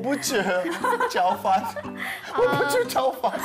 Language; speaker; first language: Chinese; non-native, learner; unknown